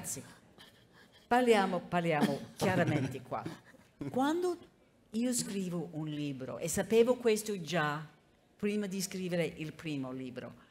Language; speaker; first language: Italian; non-native, fluent; English